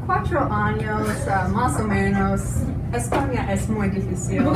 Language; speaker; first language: Spanish; non-native, learner; English